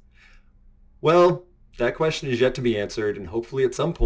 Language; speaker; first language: English; native; English